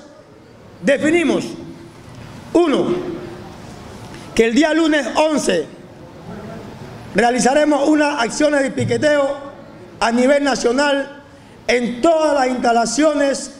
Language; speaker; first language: Spanish; native; Spanish